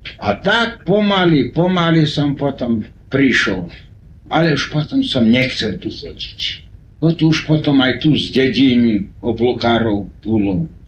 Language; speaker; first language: Slovak; native; Slovak